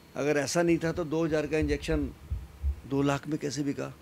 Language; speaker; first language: Hindi; native; Hindi